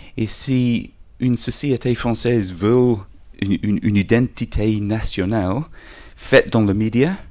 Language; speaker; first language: French; non-native, fluent; English